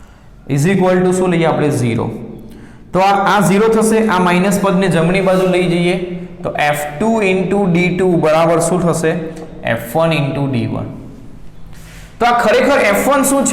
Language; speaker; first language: Gujarati; native; Gujarati